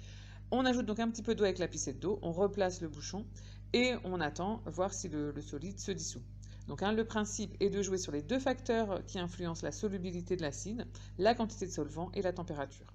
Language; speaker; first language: French; native; French